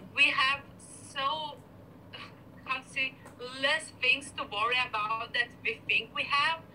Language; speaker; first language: English; non-native, fluent; Lithuanian